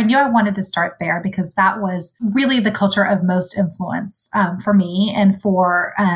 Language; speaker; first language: English; early bilingual, other home language; Arabic